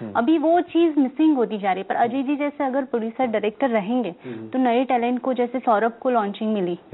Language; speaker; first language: Hindi; non-native, local second language; Gujarati